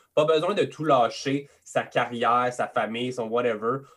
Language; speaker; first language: French; native; French